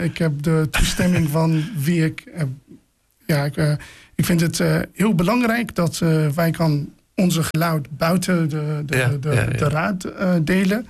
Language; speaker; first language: Dutch; non-native, fluent; English